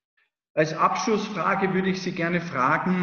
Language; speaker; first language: German; native; German